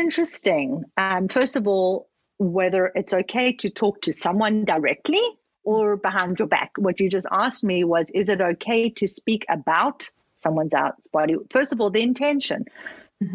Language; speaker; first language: English; native; English